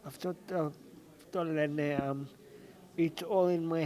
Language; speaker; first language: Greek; early bilingual, heritage; English